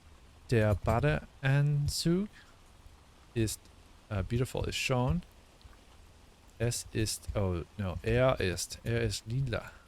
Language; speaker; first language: German; non-native, learner; English